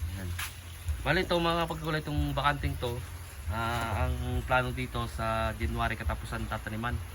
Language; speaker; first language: Filipino; native; Filipino